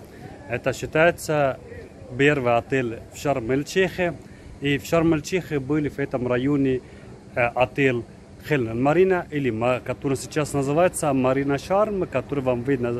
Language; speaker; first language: Russian; non-native, fluent; Arabic